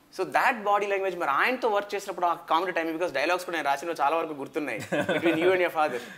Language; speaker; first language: Telugu; native; Telugu